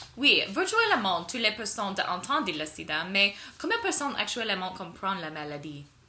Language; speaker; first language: French; non-native, learner; English